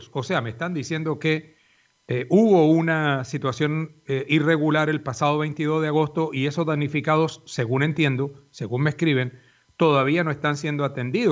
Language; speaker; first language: Spanish; native; Spanish